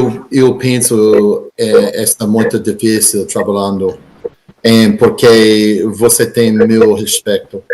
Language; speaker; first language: Portuguese; non-native, learner; English